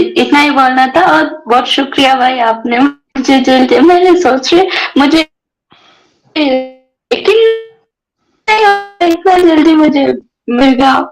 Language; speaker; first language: Hindi; non-native, local second language; Kannada